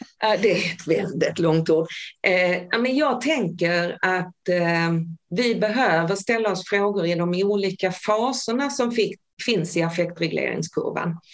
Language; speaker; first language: Swedish; native; Swedish